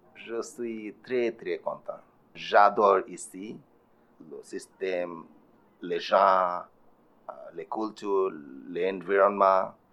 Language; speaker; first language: French; non-native, learner; Bangla